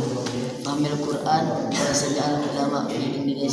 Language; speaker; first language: Arabic; non-native, learner; Indonesian